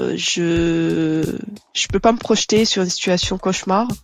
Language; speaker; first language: French; non-native, local second language; Arabic